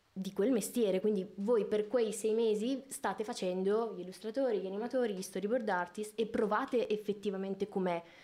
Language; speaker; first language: Italian; native; Italian